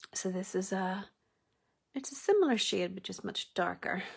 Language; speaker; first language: English; native; English